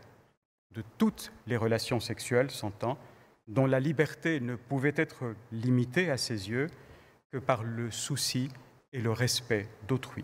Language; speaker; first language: French; native; French